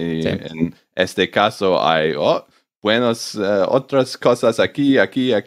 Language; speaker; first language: Spanish; non-native, learner; English